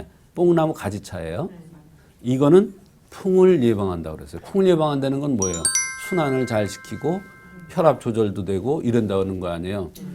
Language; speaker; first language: Korean; native; Korean